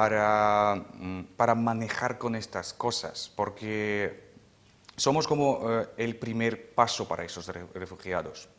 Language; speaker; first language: Spanish; non-native, fluent; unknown